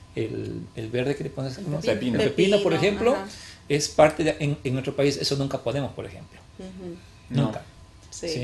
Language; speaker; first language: Spanish; native; Spanish